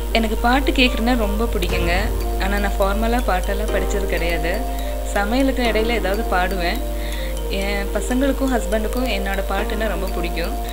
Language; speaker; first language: Tamil; non-native, local second language; Malayalam